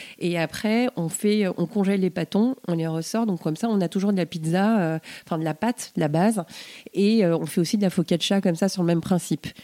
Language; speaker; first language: French; native; French